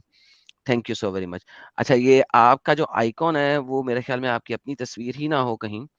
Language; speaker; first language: Hindi; native; Hindi